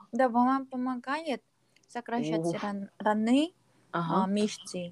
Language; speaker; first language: Russian; non-native, learner; Korean